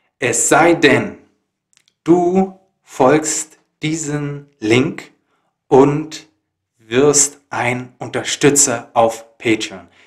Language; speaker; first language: German; native; German